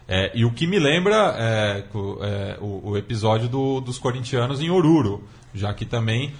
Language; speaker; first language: Portuguese; native; Portuguese